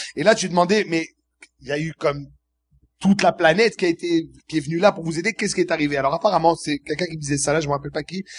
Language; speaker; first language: French; early bilingual, other home language; Arabic